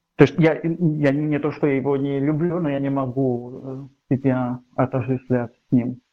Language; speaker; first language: Russian; non-native, fluent; Catalan